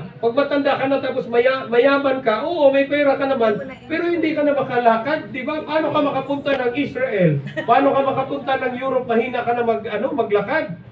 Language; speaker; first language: Filipino; non-native, local second language; Cebuano